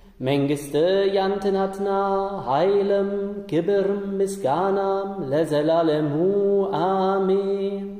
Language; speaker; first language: Amharic; non-native, learner; German